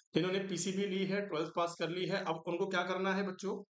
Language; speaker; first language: Hindi; native; Hindi